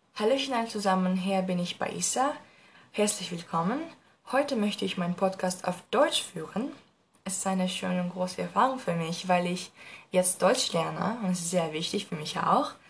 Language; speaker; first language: German; non-native, learner; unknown